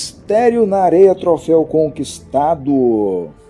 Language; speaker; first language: Portuguese; native; Portuguese